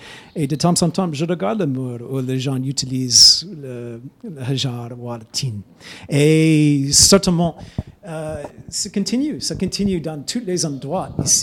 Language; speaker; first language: French; non-native, fluent; English